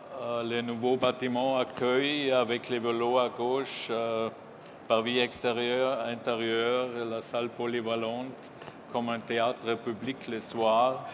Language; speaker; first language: French; non-native, learner; German